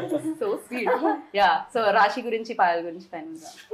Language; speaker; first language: Telugu; native; Telugu